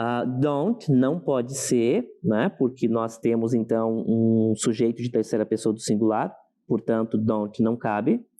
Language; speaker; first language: Portuguese; native; Portuguese